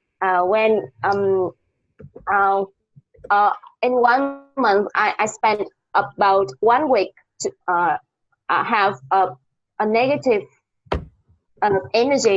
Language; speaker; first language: English; non-native, learner; Vietnamese